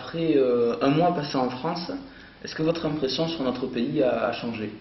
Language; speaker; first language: French; native; French